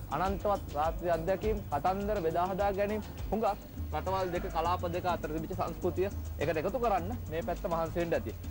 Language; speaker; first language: Sinhala; native; Sinhala